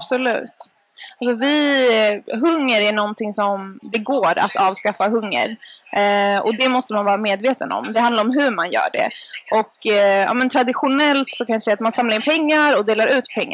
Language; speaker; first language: Swedish; native; Swedish